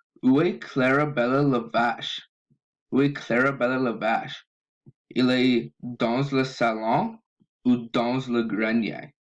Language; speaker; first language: French; non-native, learner; English